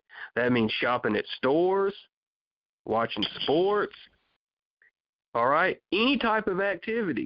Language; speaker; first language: English; native; English